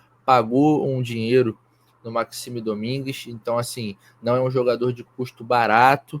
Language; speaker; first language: Portuguese; native; Portuguese